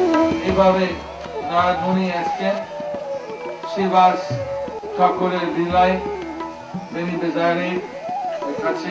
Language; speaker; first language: Bangla; non-native, fluent; English